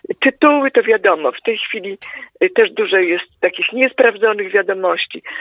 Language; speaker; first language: Polish; native; Polish